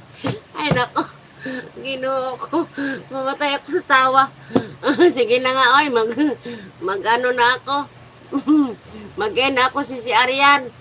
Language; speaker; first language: Filipino; native; Filipino